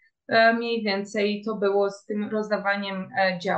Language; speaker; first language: Polish; early bilingual, heritage; Portuguese